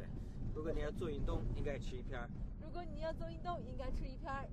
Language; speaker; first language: Chinese; non-native, learner; English